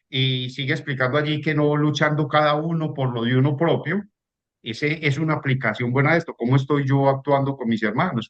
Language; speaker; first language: Spanish; native; Spanish